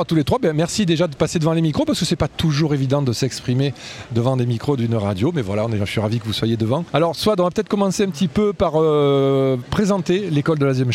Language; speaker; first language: French; native; French